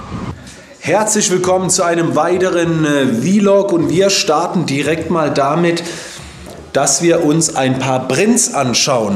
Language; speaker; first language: German; native; German